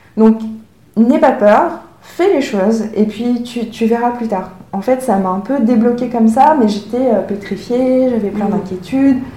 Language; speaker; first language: French; early bilingual, other home language; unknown